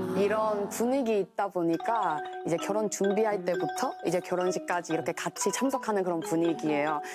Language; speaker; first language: Korean; non-native, fluent; Chinese